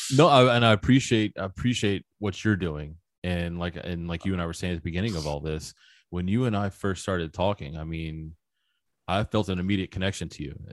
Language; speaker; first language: English; native; English